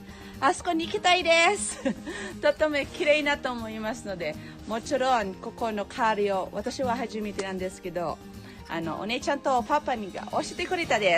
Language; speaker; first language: Japanese; non-native, learner; Filipino